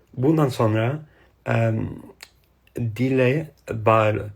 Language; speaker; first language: Turkish; non-native, learner; English